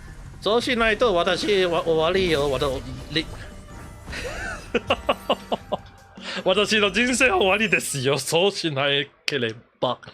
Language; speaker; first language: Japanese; non-native, learner; English